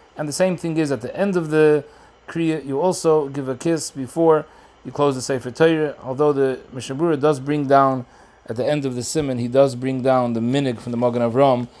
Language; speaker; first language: English; native; English